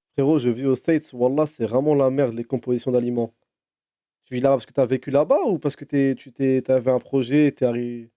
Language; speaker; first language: French; native; French